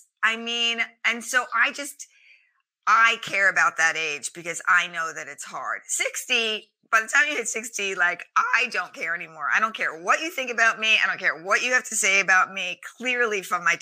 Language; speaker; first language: English; native; English